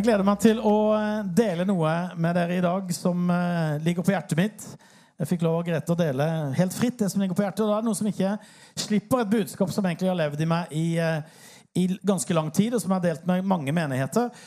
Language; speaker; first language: Norwegian; native; Norwegian